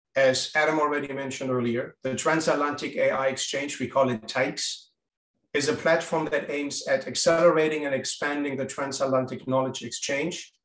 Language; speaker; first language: English; non-native, fluent; German